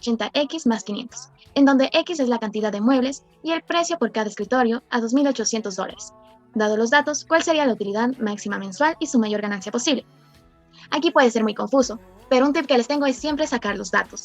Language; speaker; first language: Spanish; native; Spanish